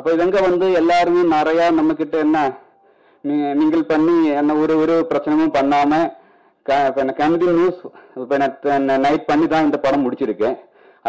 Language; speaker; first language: Tamil; non-native, learner; Malayalam